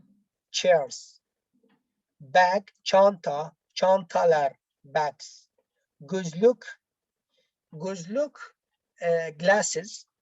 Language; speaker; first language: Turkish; non-native, learner; Arabic